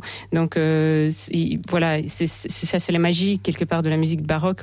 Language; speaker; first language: French; non-native, fluent; Russian